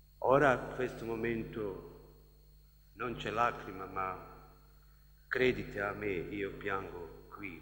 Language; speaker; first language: Italian; non-native, learner; Bosnian